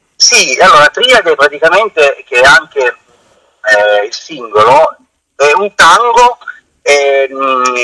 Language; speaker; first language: Italian; native; Italian